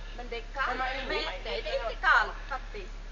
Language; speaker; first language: Swedish; early bilingual, other home language; Filipino